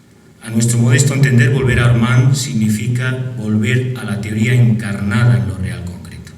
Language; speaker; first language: Spanish; native; Spanish